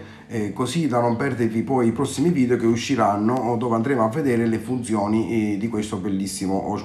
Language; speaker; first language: Italian; native; Italian